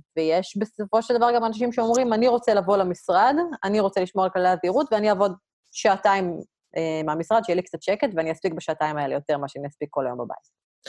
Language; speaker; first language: Hebrew; native; Hebrew